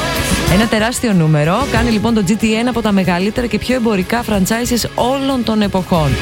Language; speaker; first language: Greek; native; Greek